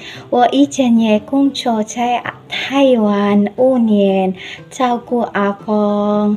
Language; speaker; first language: Chinese; non-native, learner; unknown